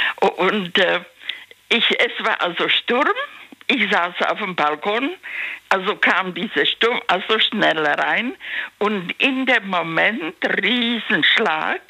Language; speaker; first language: German; non-native, learner; Czech